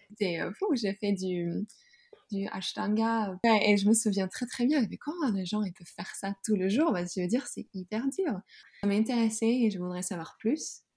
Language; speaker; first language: French; non-native, fluent; Dutch